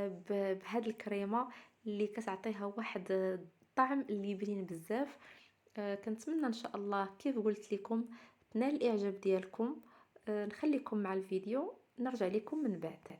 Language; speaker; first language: Arabic; native; Arabic